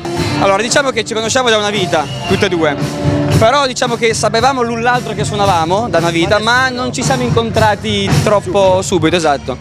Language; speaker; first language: Italian; native; Italian